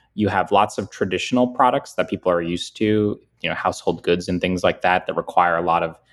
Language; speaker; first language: English; native; English